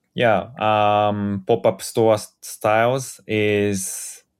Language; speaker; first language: English; non-native, fluent; Japanese